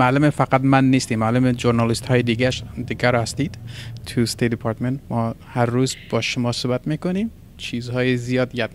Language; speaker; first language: Persian; non-native, learner; Kurdish